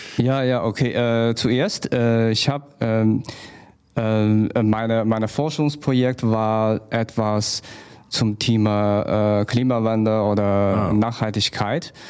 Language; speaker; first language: German; non-native, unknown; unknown